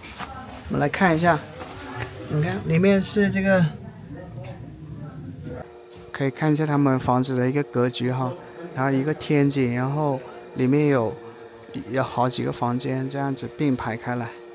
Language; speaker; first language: Chinese; native; Chinese